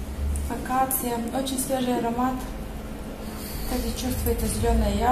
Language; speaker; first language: Russian; non-native, local second language; Romanian